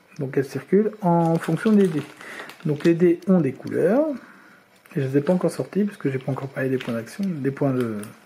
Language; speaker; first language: French; native; French